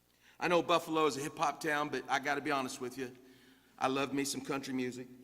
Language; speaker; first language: English; native; English